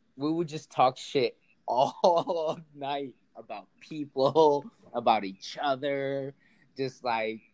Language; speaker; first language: English; early bilingual, other home language; Spanish